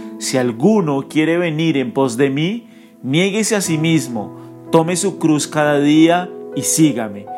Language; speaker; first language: Spanish; native; Spanish